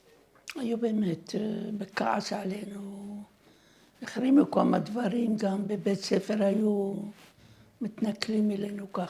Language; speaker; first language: Hebrew; non-native, fluent; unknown